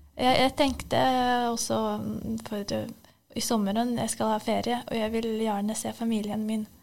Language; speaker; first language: Norwegian; non-native, fluent; Ukrainian